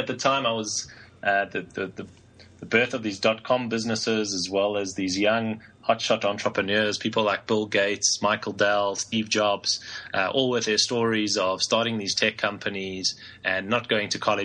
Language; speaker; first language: English; native; English